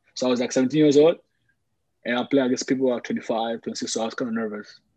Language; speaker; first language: English; early bilingual, other home language; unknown